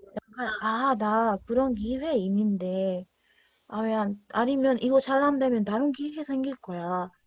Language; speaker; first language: Korean; non-native, learner; Spanish